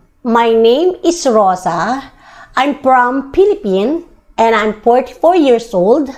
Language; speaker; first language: English; non-native, local second language; Filipino